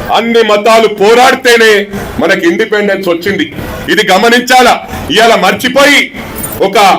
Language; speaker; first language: Telugu; non-native, local second language; Tamil